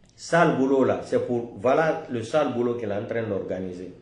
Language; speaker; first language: French; non-native, local second language; Fula